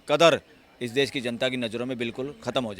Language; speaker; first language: Hindi; native; Hindi